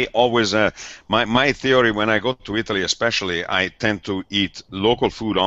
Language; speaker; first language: English; non-native, fluent; Italian